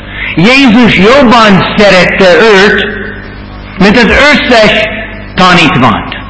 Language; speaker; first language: Hungarian; non-native, fluent; English